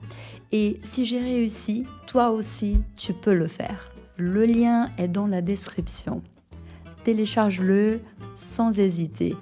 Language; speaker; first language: French; non-native, fluent; Portuguese